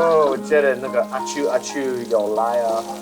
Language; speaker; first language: Chinese; non-native, learner; English